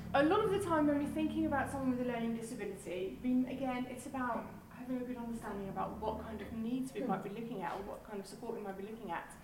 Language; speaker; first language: English; non-native, fluent; Dutch